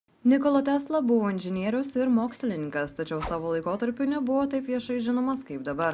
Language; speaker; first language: Lithuanian; native; Lithuanian